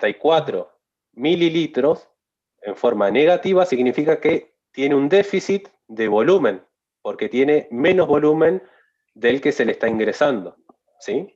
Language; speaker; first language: Spanish; native; Spanish